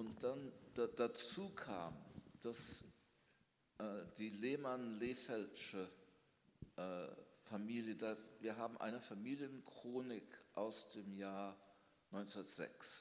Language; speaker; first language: German; early bilingual, heritage; German